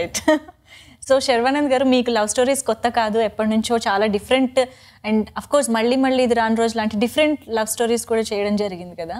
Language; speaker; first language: Telugu; native; Telugu